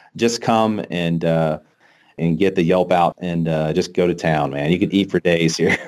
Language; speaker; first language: English; native; English